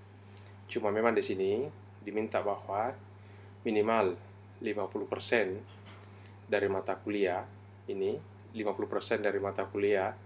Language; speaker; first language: Indonesian; native; Indonesian